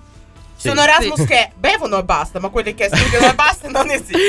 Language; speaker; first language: Italian; native; Italian